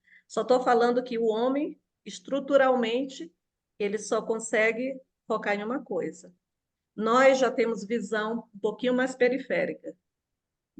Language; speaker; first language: Portuguese; native; Portuguese